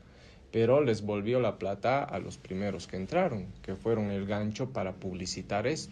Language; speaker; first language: Spanish; native; Spanish